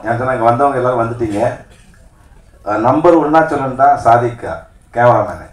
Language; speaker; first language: Tamil; native; Tamil